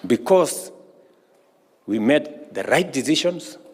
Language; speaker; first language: English; non-native, local second language; Swahili